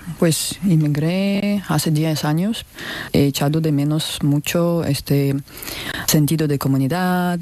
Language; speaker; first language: Spanish; non-native, learner; Russian